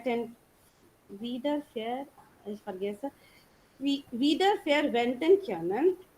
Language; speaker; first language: German; non-native, learner; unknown